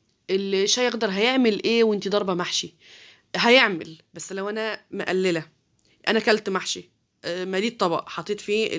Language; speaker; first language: Arabic; native; Arabic